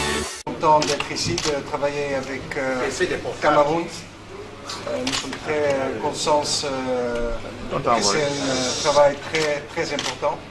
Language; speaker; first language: French; non-native, fluent; Dutch